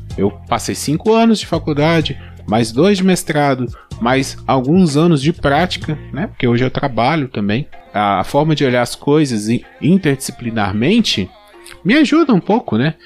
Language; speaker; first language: Portuguese; native; Portuguese